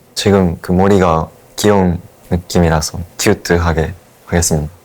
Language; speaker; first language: Korean; non-native, fluent; Japanese